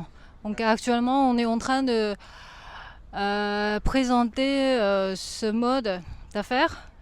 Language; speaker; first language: French; non-native, fluent; Chinese